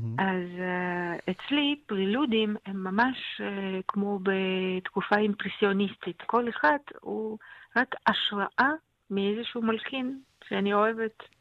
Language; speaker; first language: Hebrew; non-native, fluent; Russian